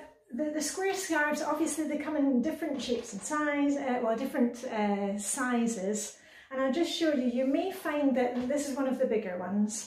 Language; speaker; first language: English; native; English